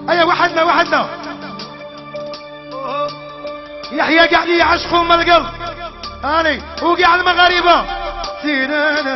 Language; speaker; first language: Arabic; native; Arabic